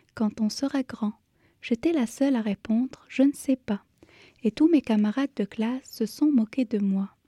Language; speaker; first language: French; native; French